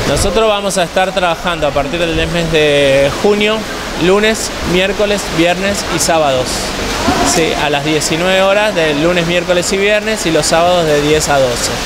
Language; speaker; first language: Spanish; native; Spanish